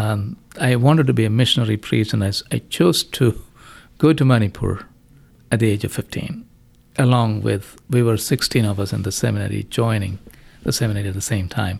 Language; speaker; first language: English; non-native, local second language; Malayalam